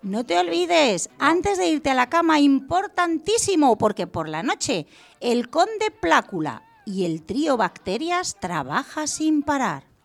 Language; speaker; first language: Spanish; native; Spanish